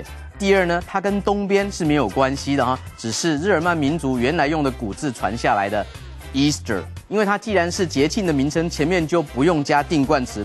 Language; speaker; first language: Chinese; native; Chinese